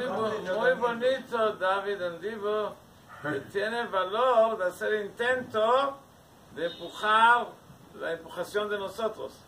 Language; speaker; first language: Spanish; non-native, learner; Hebrew